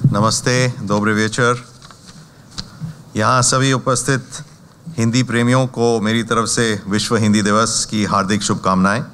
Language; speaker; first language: Hindi; native; Hindi